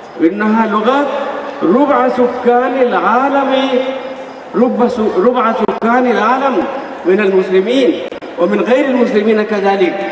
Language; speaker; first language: Arabic; non-native, fluent; Urdu